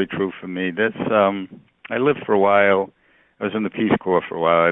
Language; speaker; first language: English; native; English